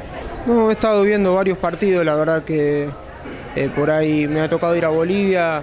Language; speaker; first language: Spanish; native; Spanish